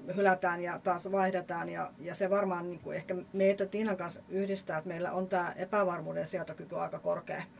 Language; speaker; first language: Finnish; native; Finnish